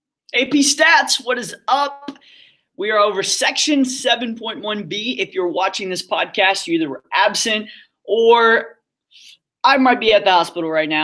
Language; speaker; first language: English; native; English